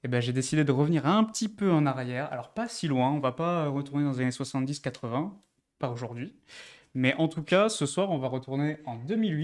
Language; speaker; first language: French; native; French